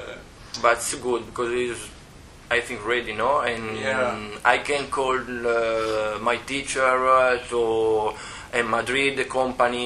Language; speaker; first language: English; non-native, learner; Italian